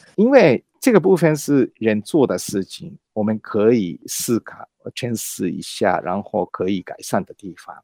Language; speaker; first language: Chinese; non-native, fluent; Japanese